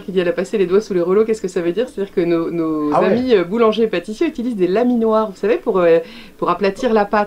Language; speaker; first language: French; native; French